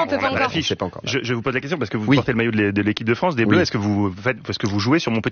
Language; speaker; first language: French; native; French